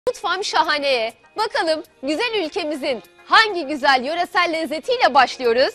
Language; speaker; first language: Turkish; native; Turkish